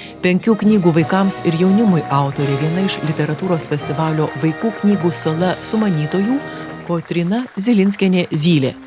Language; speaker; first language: Lithuanian; native; Lithuanian